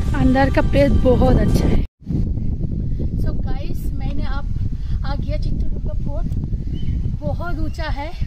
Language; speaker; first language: Hindi; non-native, local second language; Bangla